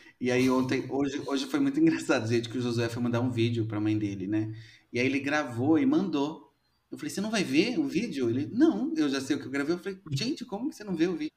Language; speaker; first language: Portuguese; native; Portuguese